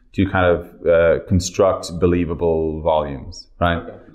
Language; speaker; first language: English; native; English